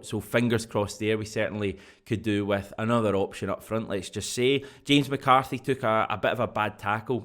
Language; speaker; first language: English; native; English